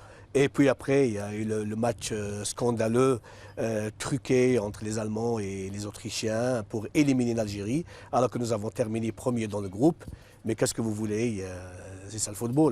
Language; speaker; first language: French; non-native, local second language; Arabic